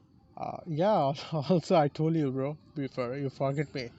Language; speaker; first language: English; non-native, learner; Bangla